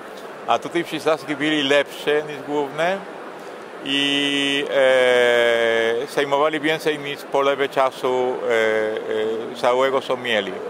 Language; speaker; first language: Polish; non-native, fluent; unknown